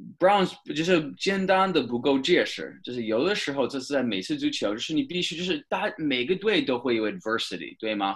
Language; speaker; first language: Chinese; non-native, fluent; English